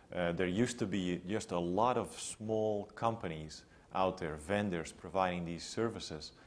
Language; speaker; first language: English; non-native, fluent; Dutch